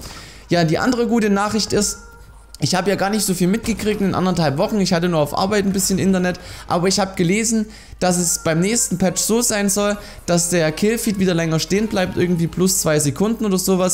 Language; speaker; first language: German; native; German